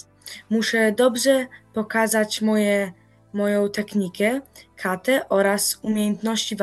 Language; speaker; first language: Polish; early bilingual, heritage; Polish